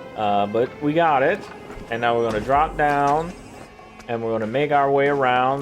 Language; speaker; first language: English; native; English